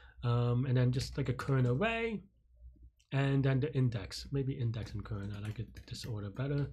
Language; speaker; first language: English; native; English